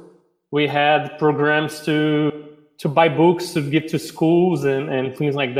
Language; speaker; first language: English; non-native, fluent; Portuguese